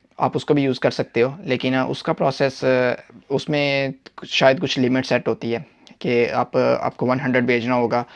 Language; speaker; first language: Hindi; non-native, local second language; Punjabi